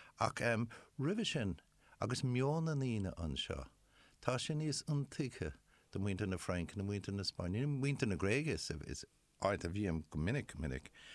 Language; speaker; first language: Irish; non-native, local second language; English